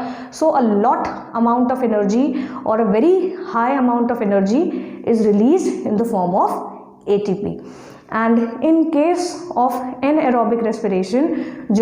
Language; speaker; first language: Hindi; native; Hindi